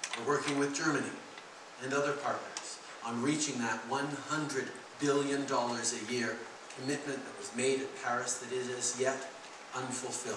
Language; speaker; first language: English; native; English